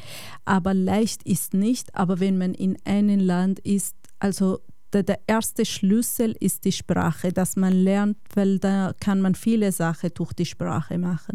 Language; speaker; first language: German; non-native, fluent; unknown